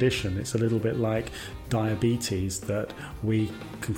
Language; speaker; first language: English; native; English